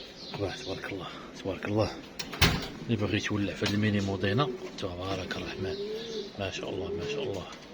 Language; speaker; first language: Arabic; native; Arabic